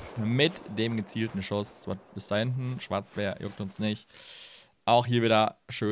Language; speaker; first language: German; native; German